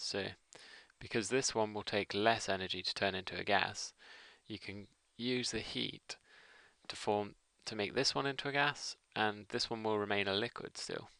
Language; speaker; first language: English; native; English